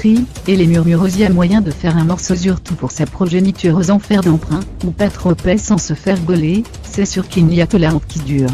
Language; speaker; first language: French; native; French